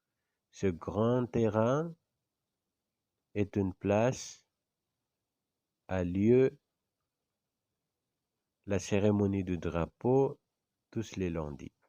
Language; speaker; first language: French; non-native, fluent; Indonesian